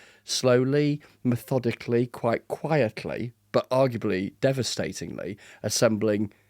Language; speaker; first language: English; native; English